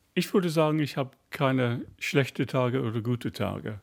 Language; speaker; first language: German; non-native, fluent; English